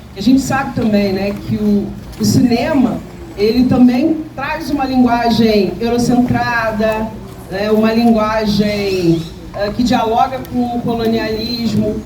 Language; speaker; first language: Portuguese; native; Portuguese